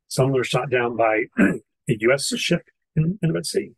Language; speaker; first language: English; native; English